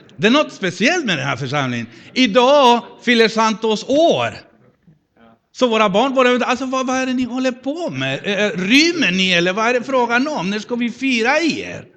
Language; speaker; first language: Swedish; non-native, fluent; Spanish